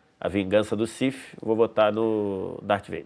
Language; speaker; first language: Portuguese; native; Portuguese